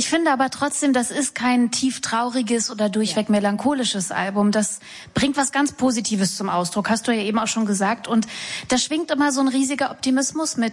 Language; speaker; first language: German; native; German